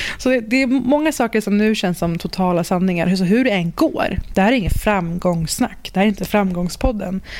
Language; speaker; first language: Swedish; early bilingual, other home language; Persian